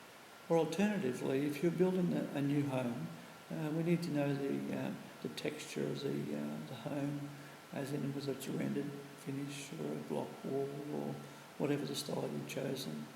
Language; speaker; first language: English; native; English